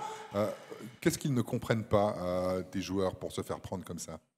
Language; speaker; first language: French; native; French